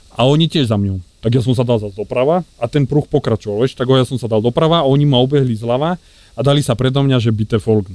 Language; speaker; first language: Slovak; native; Slovak